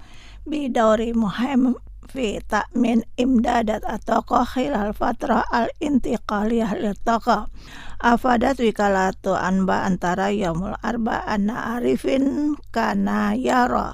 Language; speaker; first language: Arabic; non-native, fluent; Indonesian